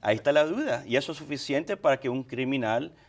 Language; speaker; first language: Spanish; early bilingual, other home language; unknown